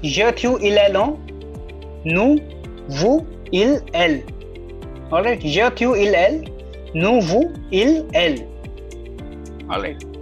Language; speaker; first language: French; non-native, fluent; Hindi